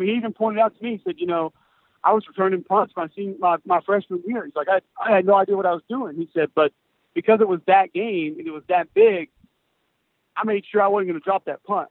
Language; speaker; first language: English; native; English